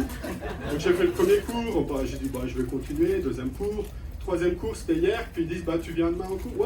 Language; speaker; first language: French; native; French